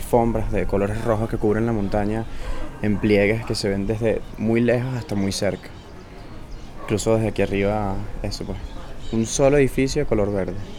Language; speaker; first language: Spanish; native; Spanish